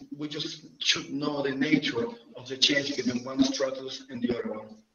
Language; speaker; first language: English; non-native, fluent; Spanish